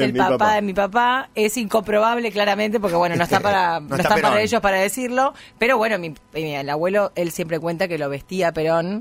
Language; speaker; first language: Spanish; native; Spanish